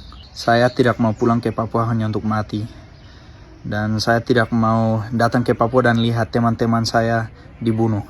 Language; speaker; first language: Indonesian; early bilingual, other home language; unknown